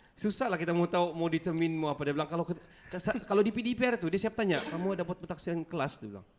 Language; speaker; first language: Malay; native; Malay